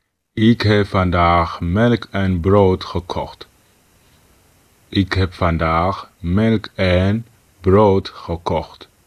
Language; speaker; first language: Dutch; non-native, fluent; Tigrinya